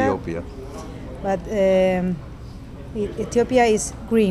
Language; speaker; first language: English; non-native, learner; Spanish